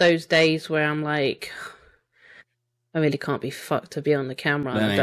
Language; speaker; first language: English; native; English